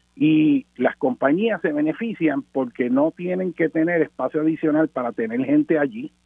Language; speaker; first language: Spanish; native; Spanish